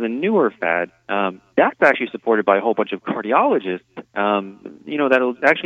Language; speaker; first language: English; native; English